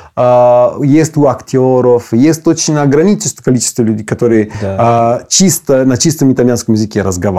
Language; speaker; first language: Russian; non-native, fluent; Italian